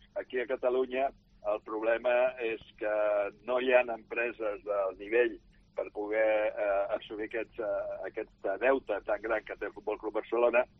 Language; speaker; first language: Catalan; native; Catalan